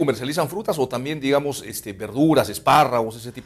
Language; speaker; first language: Spanish; native; Spanish